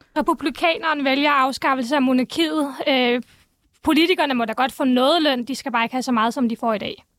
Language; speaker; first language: Danish; early bilingual, other home language; Turkish